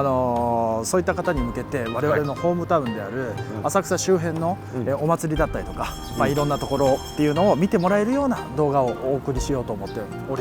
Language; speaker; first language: Japanese; native; Japanese